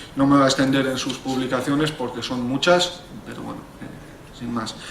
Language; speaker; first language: Spanish; native; Spanish